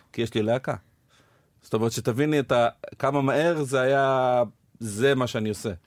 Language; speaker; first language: Hebrew; native; Hebrew